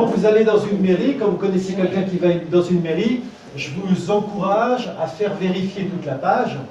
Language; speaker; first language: French; native; French